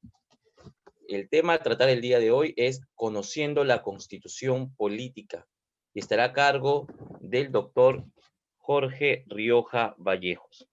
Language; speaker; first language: Spanish; native; Spanish